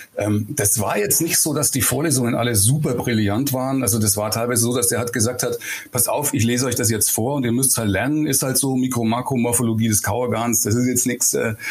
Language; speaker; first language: German; native; German